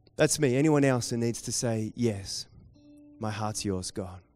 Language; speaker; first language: English; native; English